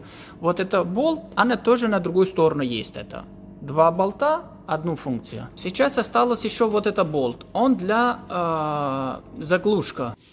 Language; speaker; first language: Russian; non-native, learner; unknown